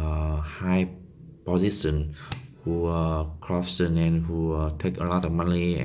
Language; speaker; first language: English; non-native, learner; Vietnamese